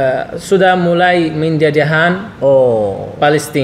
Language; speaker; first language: Indonesian; non-native, learner; Arabic